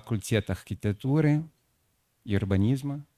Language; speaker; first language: Russian; non-native, fluent; Portuguese